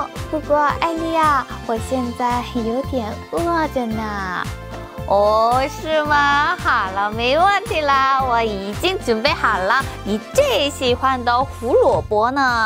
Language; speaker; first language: Chinese; non-native, fluent; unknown